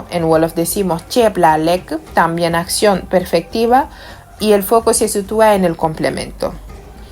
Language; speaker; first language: Spanish; non-native, fluent; Wolof